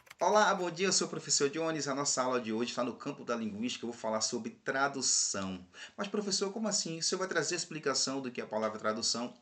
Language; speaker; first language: Portuguese; native; Portuguese